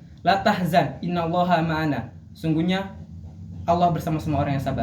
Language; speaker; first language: Indonesian; native; Indonesian